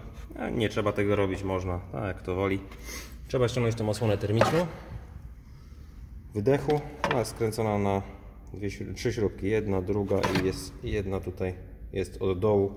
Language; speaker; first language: Polish; native; Polish